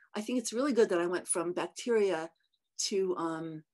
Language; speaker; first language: English; native; English